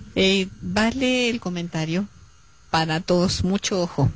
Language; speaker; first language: Spanish; native; Spanish